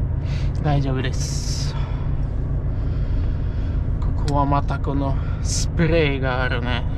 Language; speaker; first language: Japanese; non-native, fluent; Polish